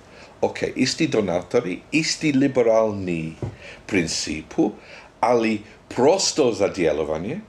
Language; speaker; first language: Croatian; non-native, fluent; English